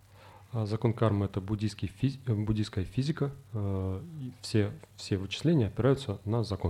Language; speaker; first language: Russian; native; Russian